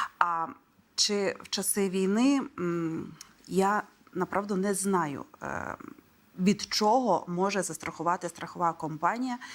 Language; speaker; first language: Ukrainian; native; Ukrainian